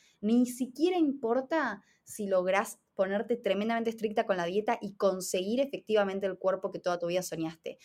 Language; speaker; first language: Spanish; native; Spanish